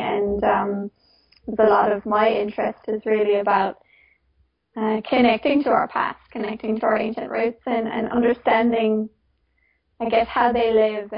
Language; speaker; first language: English; native; English